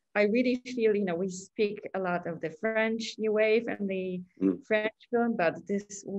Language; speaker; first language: English; non-native, fluent; Polish